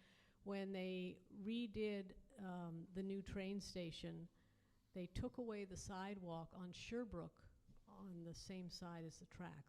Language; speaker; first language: English; native; English